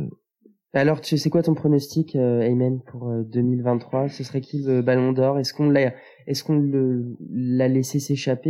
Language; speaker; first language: French; native; French